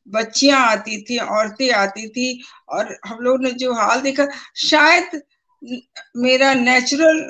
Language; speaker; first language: Hindi; native; Hindi